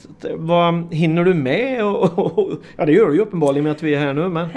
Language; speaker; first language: Swedish; native; Swedish